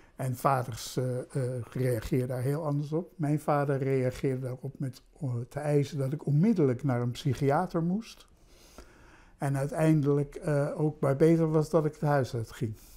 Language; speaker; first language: Dutch; native; Dutch